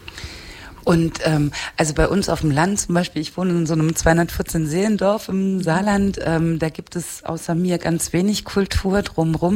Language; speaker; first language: German; native; German